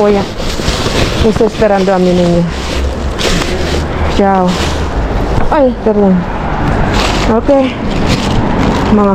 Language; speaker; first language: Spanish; non-native, learner; Filipino